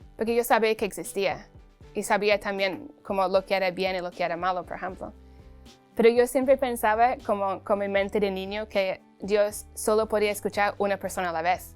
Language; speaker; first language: Spanish; non-native, fluent; English